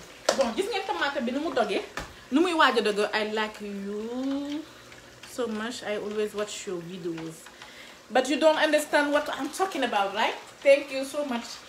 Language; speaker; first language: English; non-native, learner; Wolof